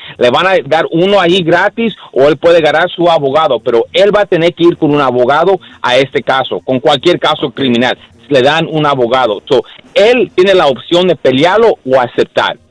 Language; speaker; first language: Spanish; early bilingual, heritage; Spanish